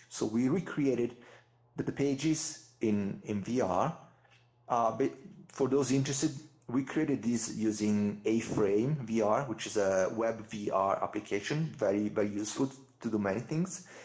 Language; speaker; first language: English; non-native, fluent; Italian